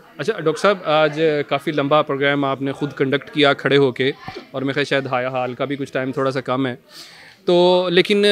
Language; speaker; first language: Urdu; non-native, local second language; Punjabi